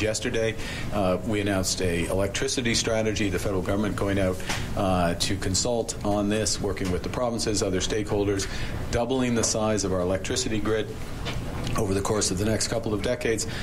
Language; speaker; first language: English; native; English